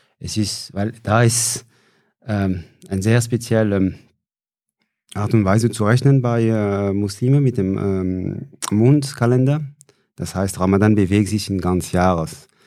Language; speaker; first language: German; non-native, fluent; French